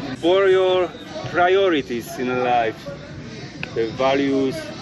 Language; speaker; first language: English; non-native, learner; Polish